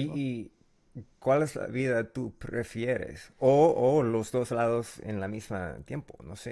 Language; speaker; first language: Spanish; non-native, learner; English